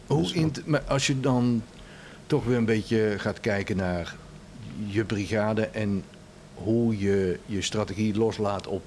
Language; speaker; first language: Dutch; native; Dutch